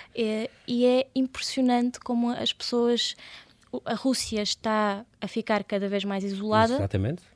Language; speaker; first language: Portuguese; early bilingual, other home language; Russian